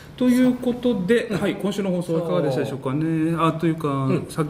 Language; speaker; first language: Japanese; native; Japanese